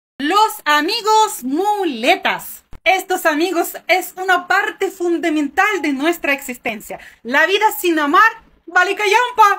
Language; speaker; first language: Spanish; non-native, fluent; Russian